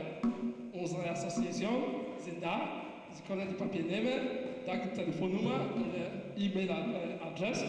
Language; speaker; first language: German; non-native, learner; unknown